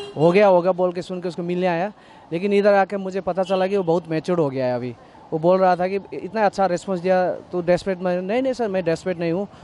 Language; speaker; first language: Hindi; non-native, local second language; Nepali